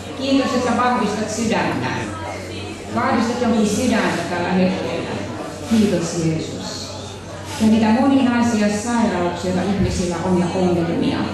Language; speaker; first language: Finnish; native; Finnish